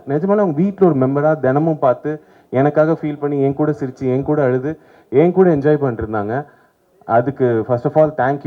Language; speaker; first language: Tamil; native; Tamil